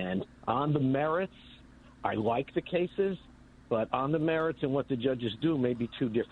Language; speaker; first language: English; native; English